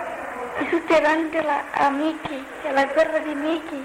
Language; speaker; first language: Spanish; non-native, learner; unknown